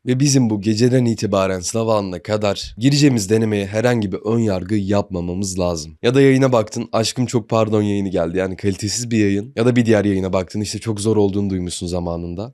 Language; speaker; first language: Turkish; native; Turkish